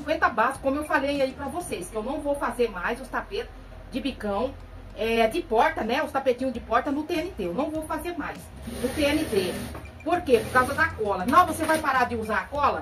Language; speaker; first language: Portuguese; native; Portuguese